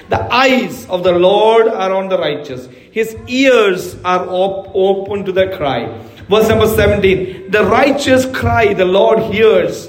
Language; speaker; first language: English; non-native, local second language; Malayalam